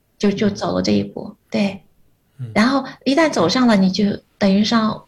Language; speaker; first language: Chinese; native; Chinese